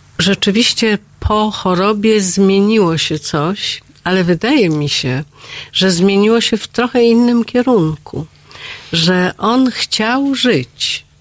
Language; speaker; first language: Polish; native; Polish